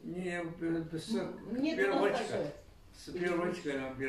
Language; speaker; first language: Russian; non-native, learner; Chinese